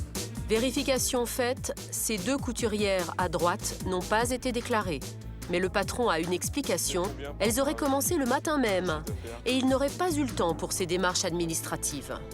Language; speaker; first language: French; native; French